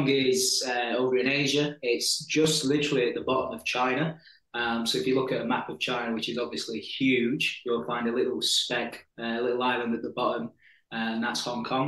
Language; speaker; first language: English; native; English